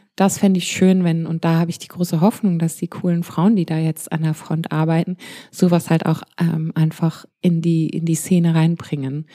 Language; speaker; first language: German; early bilingual, heritage; German